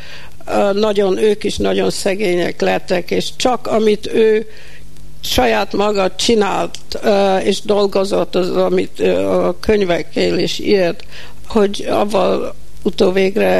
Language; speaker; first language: Hungarian; early bilingual, heritage; Hungarian